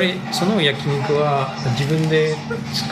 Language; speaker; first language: Japanese; non-native, learner; French